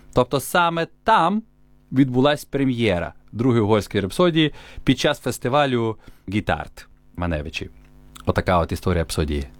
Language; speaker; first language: Ukrainian; native; Ukrainian